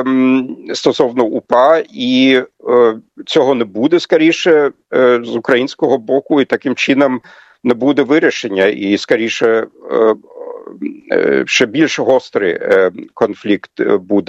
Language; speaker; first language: Ukrainian; non-native, fluent; German